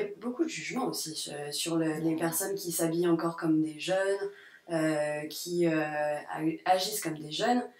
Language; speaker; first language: French; native; French